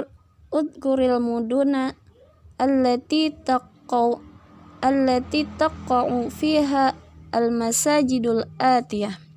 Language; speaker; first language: Arabic; non-native, learner; Indonesian